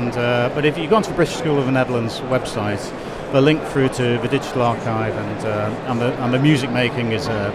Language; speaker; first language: English; native; English